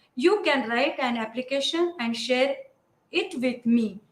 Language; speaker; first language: English; non-native, local second language; Marathi